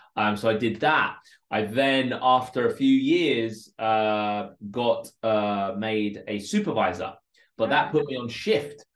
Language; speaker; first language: English; early bilingual, other home language; Russian